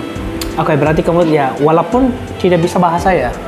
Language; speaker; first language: Indonesian; non-native, learner; Arabic